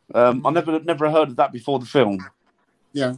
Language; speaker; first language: English; native; English